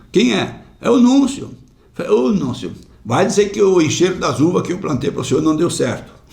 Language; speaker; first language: Portuguese; non-native, local second language; German